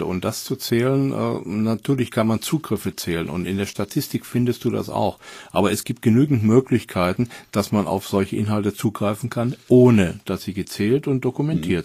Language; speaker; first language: German; native; German